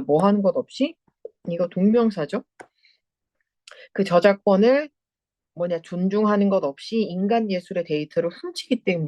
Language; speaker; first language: Korean; native; Korean